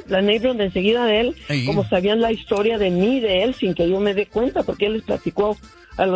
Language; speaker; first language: Spanish; early bilingual, heritage; Spanish